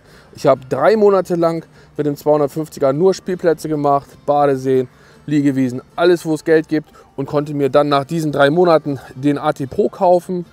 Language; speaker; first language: German; native; German